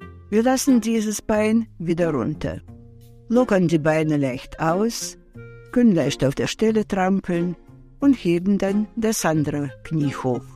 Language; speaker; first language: German; non-native, fluent; Russian